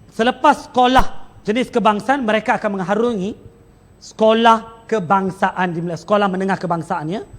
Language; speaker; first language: Malay; non-native, local second language; Tamil